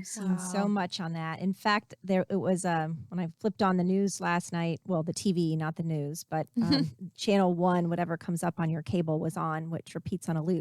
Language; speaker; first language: English; native; English